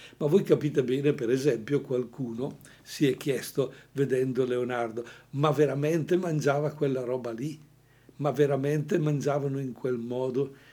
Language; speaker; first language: Italian; native; Italian